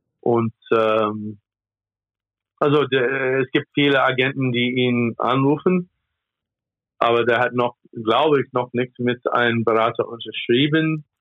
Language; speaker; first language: German; non-native, fluent; English